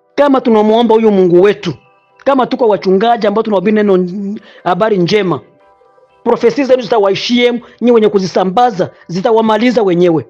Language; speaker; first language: Swahili; native; Swahili